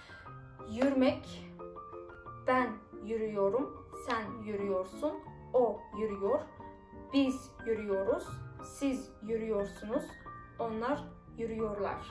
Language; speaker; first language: Turkish; non-native, fluent; Kazakh